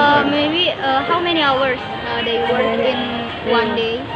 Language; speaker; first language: English; non-native, learner; Indonesian